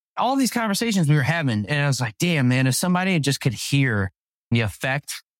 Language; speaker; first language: English; native; English